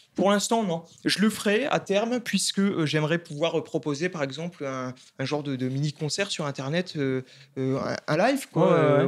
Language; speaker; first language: French; native; French